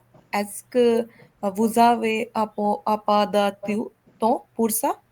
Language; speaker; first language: French; non-native, learner; Hindi